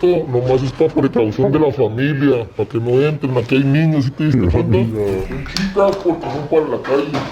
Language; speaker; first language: Spanish; native; Spanish